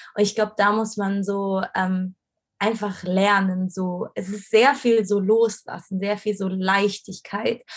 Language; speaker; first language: German; non-native, fluent; Arabic